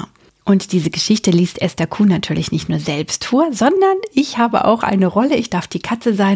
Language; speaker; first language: German; native; German